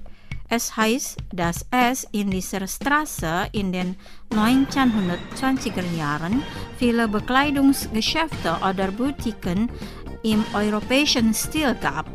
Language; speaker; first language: German; non-native, fluent; Indonesian